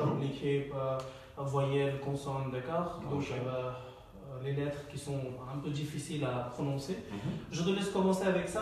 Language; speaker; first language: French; non-native, fluent; Bangla